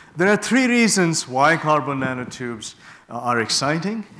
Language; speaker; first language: English; non-native, local second language; Bangla